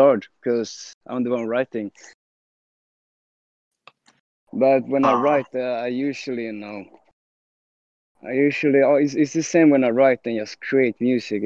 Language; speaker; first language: English; non-native, fluent; Swedish